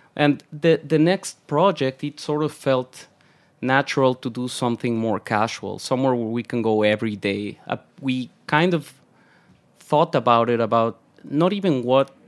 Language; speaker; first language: English; non-native, fluent; Spanish